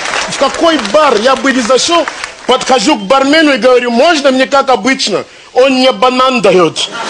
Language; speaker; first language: Russian; non-native, fluent; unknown